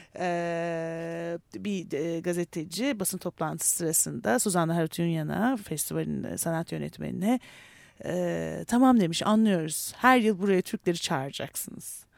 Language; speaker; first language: Turkish; native; Turkish